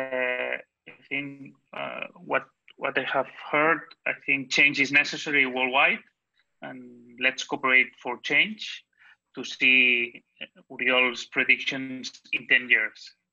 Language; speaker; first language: English; non-native, fluent; Catalan